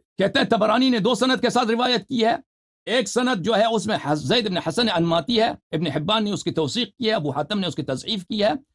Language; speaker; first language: Urdu; non-native, fluent; Persian